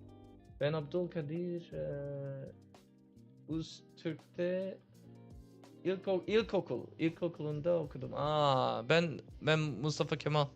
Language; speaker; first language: Turkish; early bilingual, heritage; Turkish